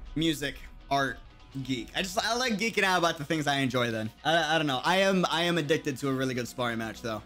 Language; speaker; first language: English; native; English